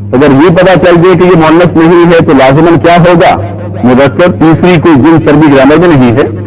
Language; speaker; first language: Urdu; non-native, local second language; Punjabi